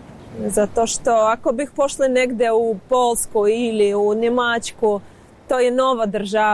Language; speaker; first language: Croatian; non-native, learner; Ukrainian